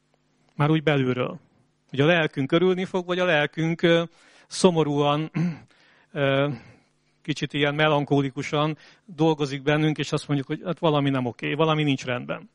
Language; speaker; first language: Hungarian; native; Hungarian